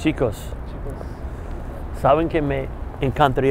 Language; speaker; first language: Spanish; non-native, fluent; English